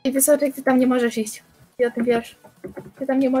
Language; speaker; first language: Polish; native; Polish